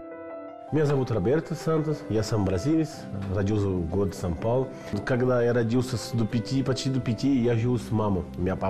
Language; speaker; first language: Russian; non-native, learner; Portuguese